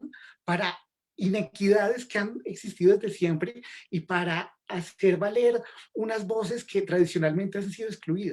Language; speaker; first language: Spanish; native; Spanish